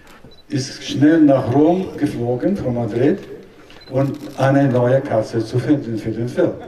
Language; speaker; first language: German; non-native, learner; Italian